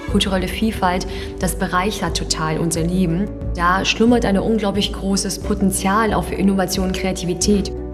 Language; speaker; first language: German; early bilingual, other home language; Chinese